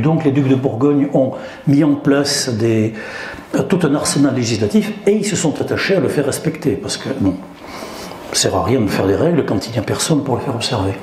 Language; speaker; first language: French; native; French